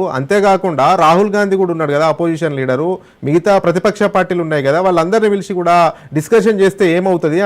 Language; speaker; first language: Telugu; native; Telugu